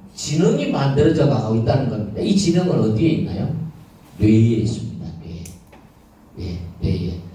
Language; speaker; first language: Korean; native; Korean